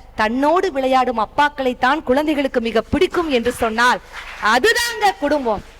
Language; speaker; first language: Tamil; native; Tamil